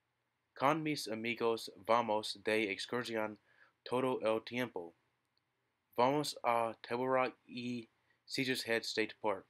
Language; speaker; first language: Spanish; non-native, learner; English